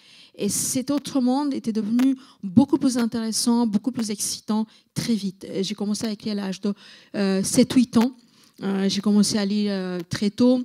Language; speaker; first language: French; non-native, fluent; Bangla